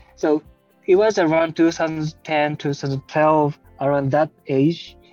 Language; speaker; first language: English; non-native, fluent; Japanese